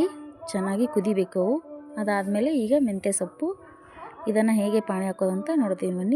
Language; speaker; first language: Kannada; native; Kannada